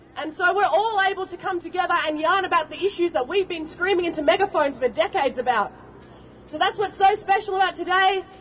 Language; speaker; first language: English; native; English